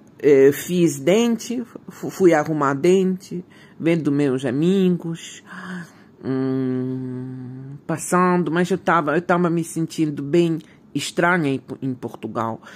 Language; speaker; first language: Portuguese; non-native, fluent; Ukrainian